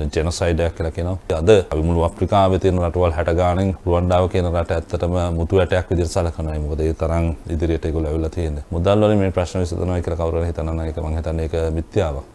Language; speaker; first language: Sinhala; non-native, local second language; Tamil